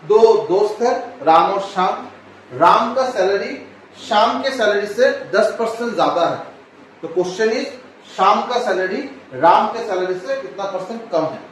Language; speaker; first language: Hindi; non-native, local second language; Bangla